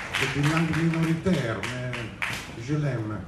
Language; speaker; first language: French; non-native, learner; Italian